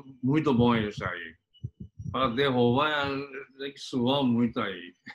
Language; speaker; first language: Portuguese; non-native, fluent; Japanese